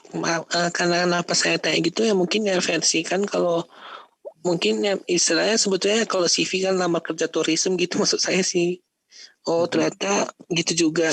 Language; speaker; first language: Indonesian; native; Indonesian